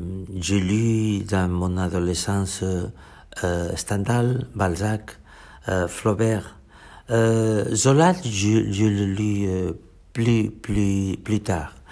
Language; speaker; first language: French; non-native, fluent; Catalan